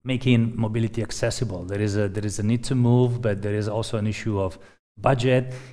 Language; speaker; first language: English; non-native, fluent; Italian